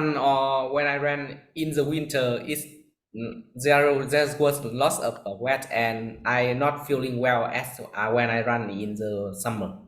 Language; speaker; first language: English; non-native, learner; Vietnamese